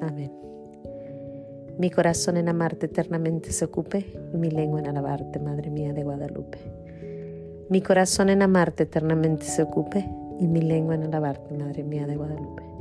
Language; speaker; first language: Spanish; native; Spanish